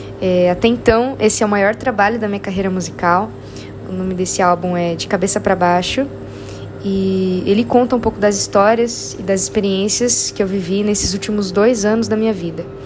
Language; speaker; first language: Portuguese; native; Portuguese